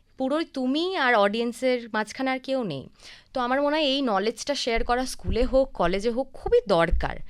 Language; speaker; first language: Bangla; native; Bangla